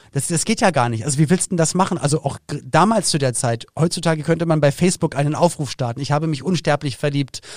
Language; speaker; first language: German; native; German